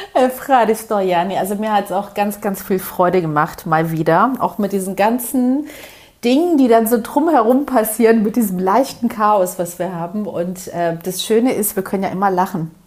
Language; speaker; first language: German; early bilingual, other home language; Greek